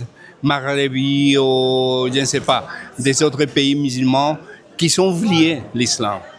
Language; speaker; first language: French; non-native, fluent; Spanish